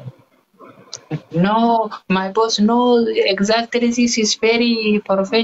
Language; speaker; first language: English; non-native, learner; Arabic